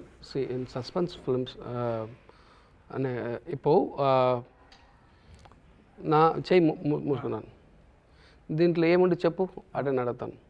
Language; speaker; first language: Telugu; non-native, learner; Tamil